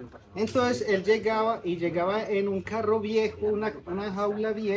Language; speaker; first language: Spanish; native; Spanish